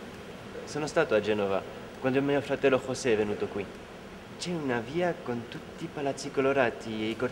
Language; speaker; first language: Italian; non-native, fluent; Spanish